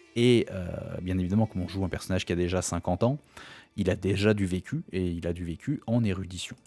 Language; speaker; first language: French; native; French